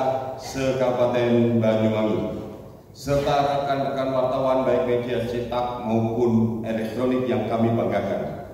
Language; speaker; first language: Indonesian; native; Indonesian